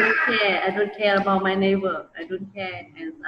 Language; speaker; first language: English; non-native, learner; Vietnamese